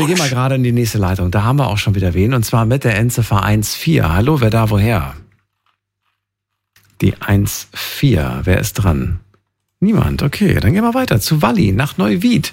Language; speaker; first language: German; native; German